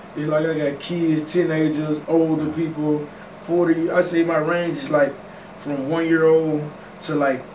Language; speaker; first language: English; native; English